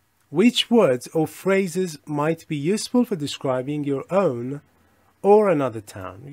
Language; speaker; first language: English; non-native, fluent; Persian